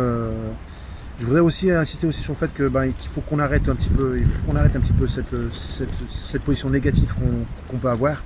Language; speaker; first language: French; non-native, local second language; Arabic